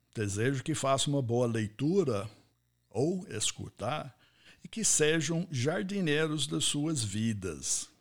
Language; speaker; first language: Portuguese; non-native, fluent; English